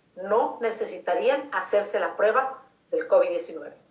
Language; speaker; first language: Spanish; native; Spanish